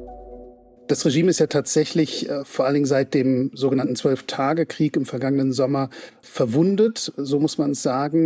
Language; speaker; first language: German; native; German